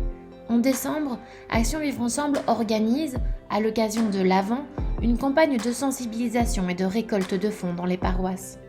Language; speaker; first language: French; native; French